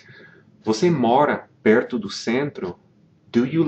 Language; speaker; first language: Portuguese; non-native, fluent; English